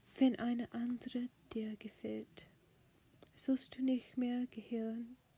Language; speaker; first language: German; non-native, learner; English